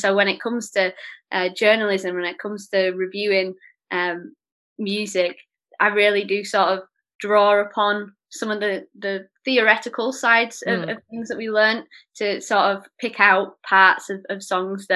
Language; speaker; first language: English; native; English